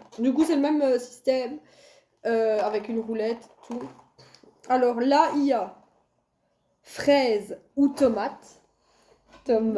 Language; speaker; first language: French; native; French